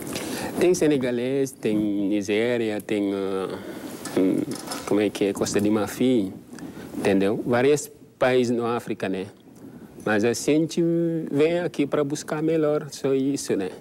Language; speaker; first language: Portuguese; non-native, learner; Wolof